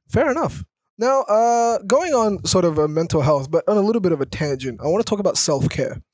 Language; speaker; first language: English; early bilingual, other home language; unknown